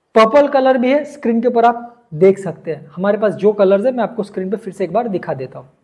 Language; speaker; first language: Hindi; non-native, local second language; Gujarati